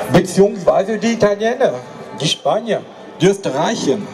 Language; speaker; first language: German; non-native, fluent; French